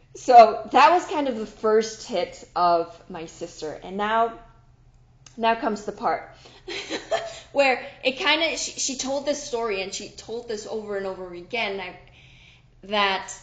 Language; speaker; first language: English; non-native, fluent; German